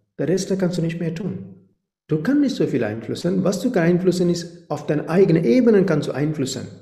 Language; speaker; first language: German; non-native, fluent; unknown